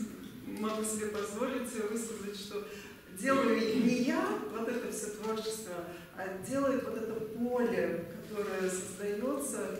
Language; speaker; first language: Russian; native; Russian